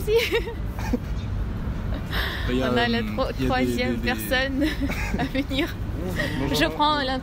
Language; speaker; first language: French; non-native, learner; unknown